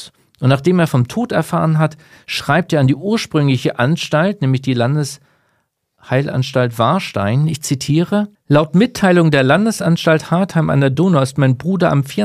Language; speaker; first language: German; native; German